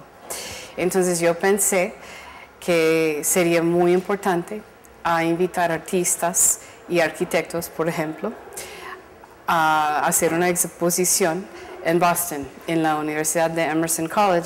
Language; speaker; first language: Spanish; non-native, fluent; English